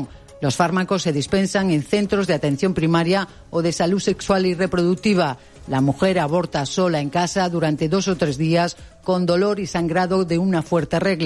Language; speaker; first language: Spanish; native; Spanish